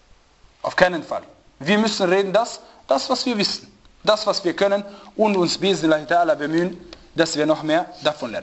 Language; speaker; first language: German; non-native, fluent; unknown